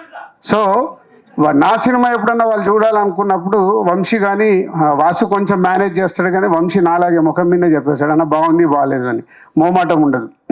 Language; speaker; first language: Telugu; native; Telugu